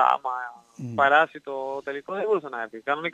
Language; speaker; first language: Greek; non-native, learner; Spanish